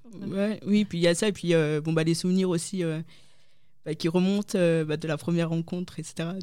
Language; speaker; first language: French; native; French